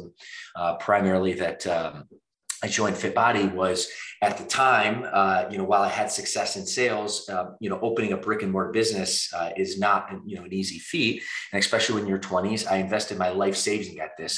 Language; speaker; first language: English; native; English